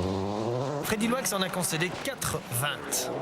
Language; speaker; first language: French; native; French